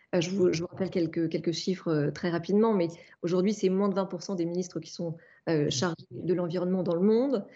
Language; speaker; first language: French; native; French